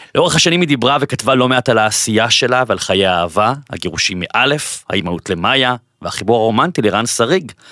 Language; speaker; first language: Hebrew; native; Hebrew